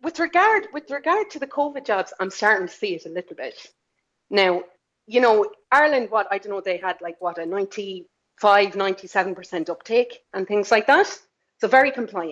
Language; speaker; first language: English; native; English